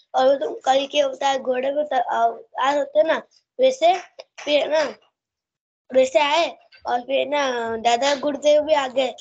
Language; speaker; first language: Hindi; native; Hindi